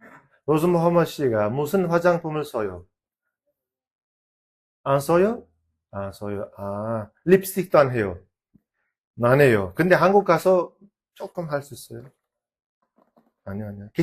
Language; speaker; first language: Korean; non-native, fluent; Uzbek